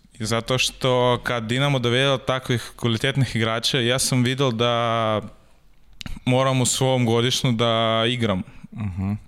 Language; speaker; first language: Serbian; non-native, learner; Russian